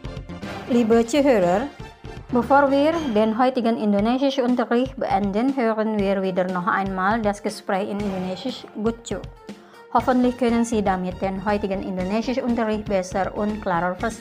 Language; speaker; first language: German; non-native, fluent; Indonesian